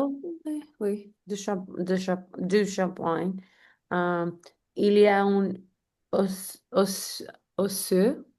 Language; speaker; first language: French; non-native, learner; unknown